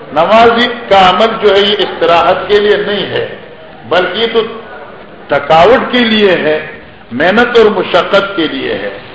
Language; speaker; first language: Urdu; non-native, local second language; Northern Hindko